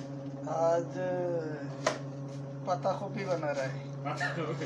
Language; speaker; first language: Hindi; non-native, learner; Bangla